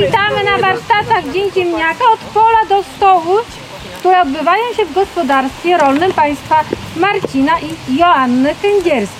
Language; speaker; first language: Polish; native; Polish